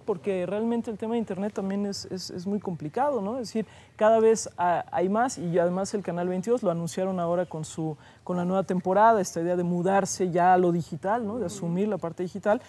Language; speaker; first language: Spanish; native; Spanish